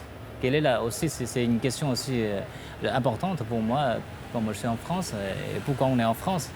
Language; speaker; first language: French; non-native, fluent; Chinese